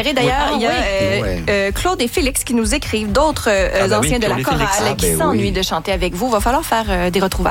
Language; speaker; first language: French; native; French